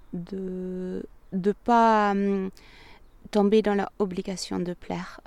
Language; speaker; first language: French; non-native, fluent; German